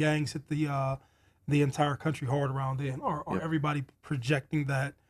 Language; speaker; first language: English; native; English